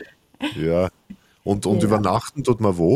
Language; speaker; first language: German; native; German